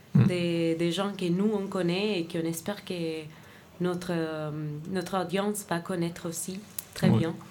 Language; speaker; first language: French; non-native, fluent; Spanish